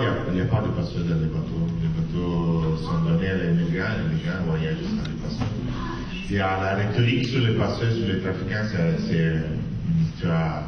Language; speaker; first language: French; non-native, fluent; Italian